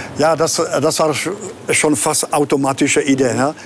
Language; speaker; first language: German; non-native, fluent; Czech